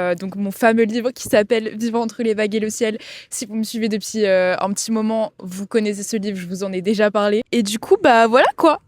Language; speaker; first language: French; native; French